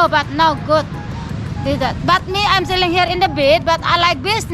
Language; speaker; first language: English; non-native, learner; Sasak